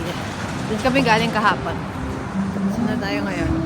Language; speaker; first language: Filipino; native; Filipino